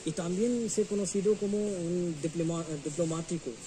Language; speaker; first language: Spanish; non-native, learner; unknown